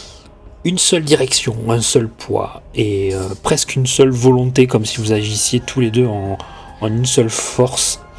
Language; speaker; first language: French; native; French